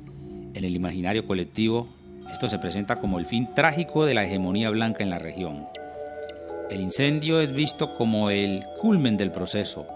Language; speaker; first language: Spanish; native; Spanish